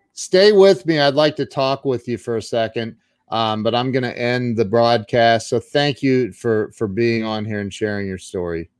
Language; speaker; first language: English; native; English